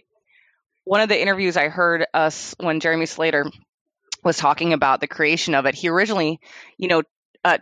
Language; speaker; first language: English; native; English